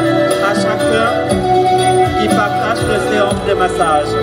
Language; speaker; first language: French; non-native, fluent; Thai